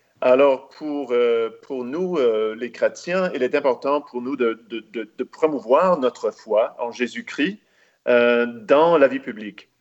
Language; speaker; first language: French; non-native, local second language; English